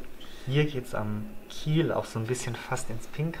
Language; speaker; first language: German; native; German